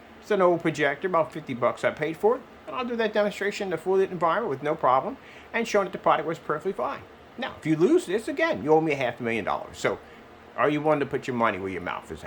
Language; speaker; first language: English; native; English